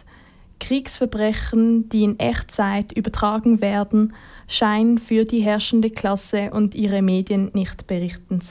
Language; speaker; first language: German; native; German